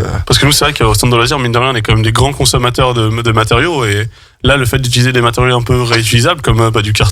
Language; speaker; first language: French; native; French